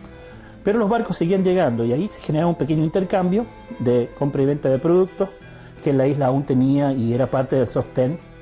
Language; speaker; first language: Spanish; native; Spanish